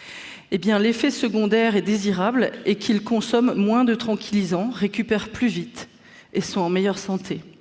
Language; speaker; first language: French; native; French